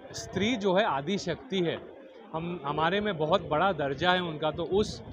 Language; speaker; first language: Hindi; non-native, local second language; Marathi